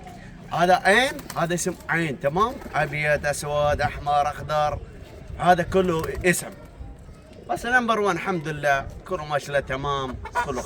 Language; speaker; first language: Arabic; non-native, learner; Punjabi